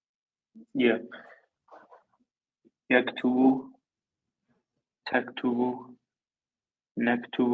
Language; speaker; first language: Arabic; non-native, learner; English